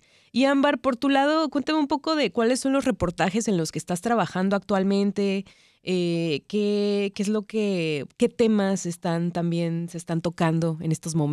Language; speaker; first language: Spanish; native; Spanish